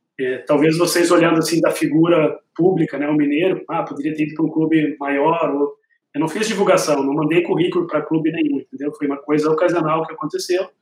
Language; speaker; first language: Portuguese; native; Portuguese